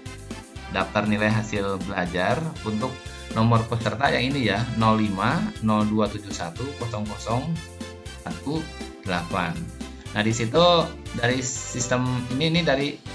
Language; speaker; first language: Indonesian; native; Indonesian